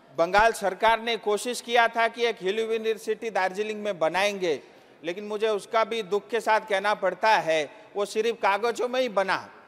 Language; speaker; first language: Hindi; non-native, local second language; Nepali